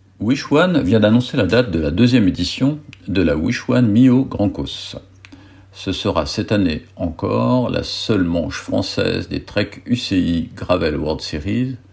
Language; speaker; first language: French; native; French